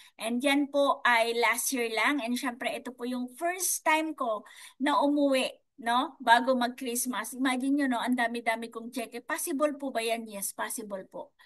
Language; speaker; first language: Filipino; non-native, local second language; Iloko